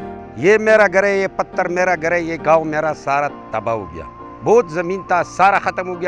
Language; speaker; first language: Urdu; non-native, local second language; Pashto